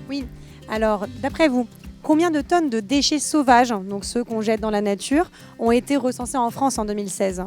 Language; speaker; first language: French; native; French